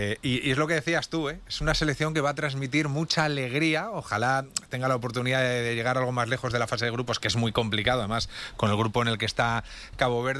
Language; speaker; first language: Spanish; native; Spanish